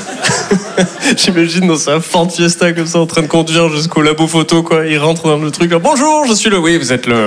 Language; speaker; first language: French; native; French